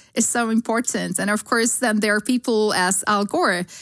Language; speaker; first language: English; non-native, fluent; Slovak